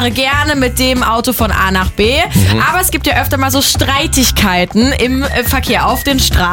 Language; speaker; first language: German; native; German